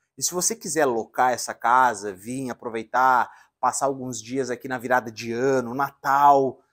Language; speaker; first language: Portuguese; native; Portuguese